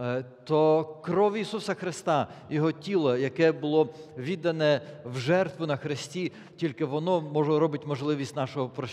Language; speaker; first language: Polish; non-native, learner; Ukrainian